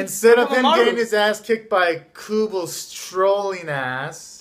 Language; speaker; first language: English; native; English